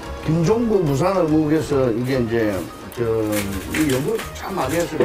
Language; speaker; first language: Korean; native; Korean